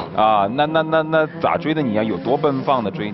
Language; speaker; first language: Chinese; native; Chinese